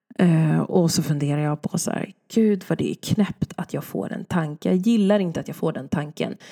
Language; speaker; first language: Swedish; native; Swedish